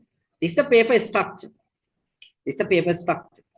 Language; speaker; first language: English; non-native, local second language; Sinhala